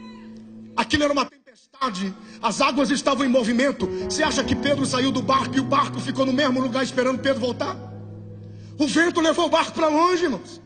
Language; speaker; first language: Portuguese; native; Portuguese